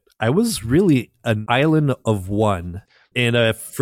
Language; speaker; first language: English; non-native, fluent; French